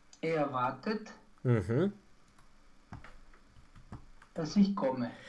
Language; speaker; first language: German; non-native, learner; Romanian